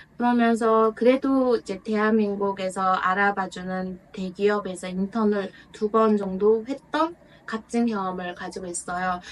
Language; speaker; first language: Korean; non-native, fluent; Mongolian